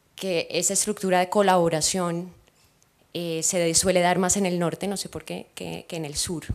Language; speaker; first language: Spanish; native; Spanish